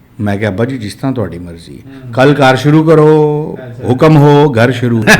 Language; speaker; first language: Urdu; non-native, local second language; Punjabi